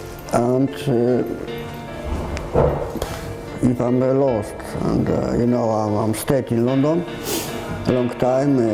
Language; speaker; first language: English; non-native, learner; Polish